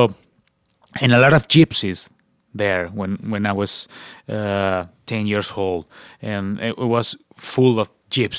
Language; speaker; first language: English; non-native, fluent; Spanish